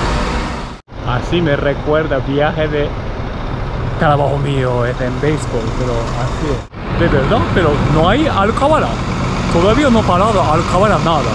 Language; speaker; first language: Spanish; non-native, learner; Japanese